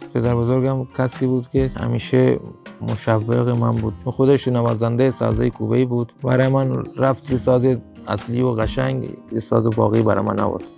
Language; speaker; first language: Persian; non-native, local second language; Baluchi